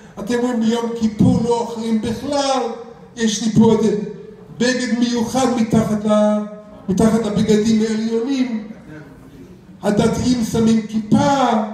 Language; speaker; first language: Hebrew; non-native, fluent; English